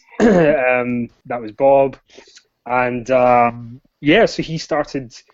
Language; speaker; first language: English; native; English